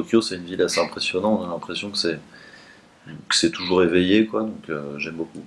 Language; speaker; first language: French; native; French